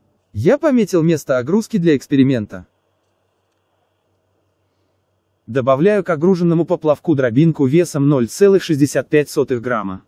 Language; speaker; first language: Russian; native; Russian